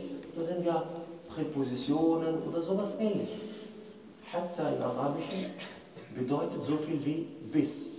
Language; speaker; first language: German; non-native, fluent; Arabic